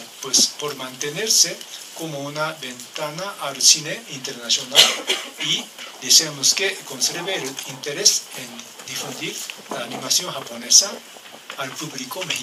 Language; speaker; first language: Spanish; non-native, learner; Japanese